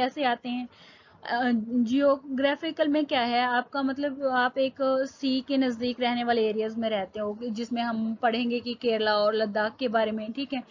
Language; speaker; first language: Hindi; native; Hindi